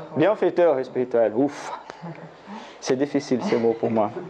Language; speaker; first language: French; non-native, learner; Portuguese